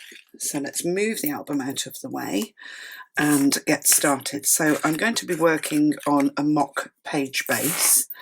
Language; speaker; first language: English; native; English